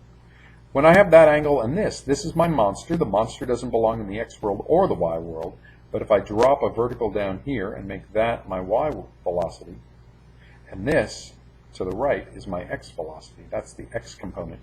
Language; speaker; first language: English; native; English